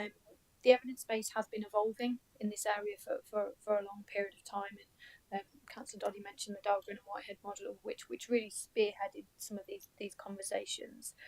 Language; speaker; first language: English; native; English